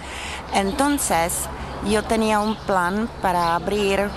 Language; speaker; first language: Spanish; non-native, fluent; Czech